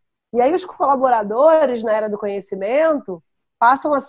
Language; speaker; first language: Portuguese; native; Portuguese